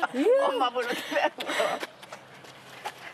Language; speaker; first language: Korean; native; Korean